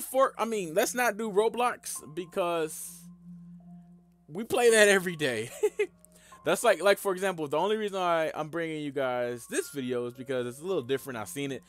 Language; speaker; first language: English; native; English